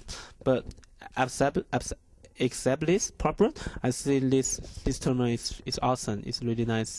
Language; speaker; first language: English; non-native, learner; Chinese